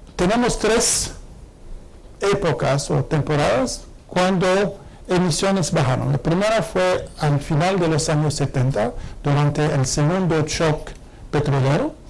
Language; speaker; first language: Spanish; non-native, fluent; Arabic